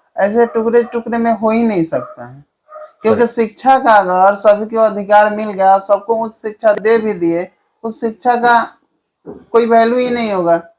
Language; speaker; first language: Hindi; native; Hindi